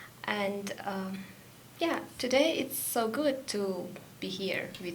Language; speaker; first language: English; non-native, learner; Georgian